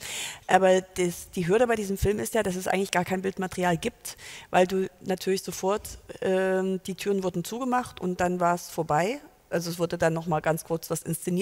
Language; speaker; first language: German; native; German